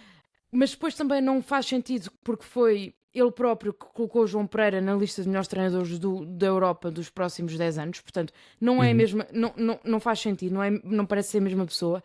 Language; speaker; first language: Portuguese; native; Portuguese